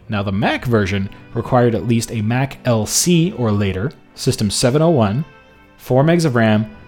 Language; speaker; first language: English; native; English